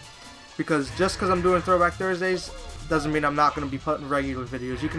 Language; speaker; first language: English; native; English